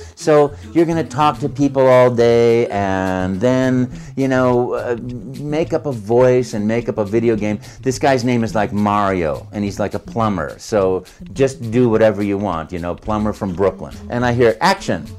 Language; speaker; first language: English; native; English